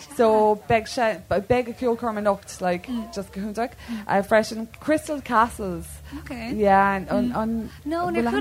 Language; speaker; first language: Irish; non-native, local second language; English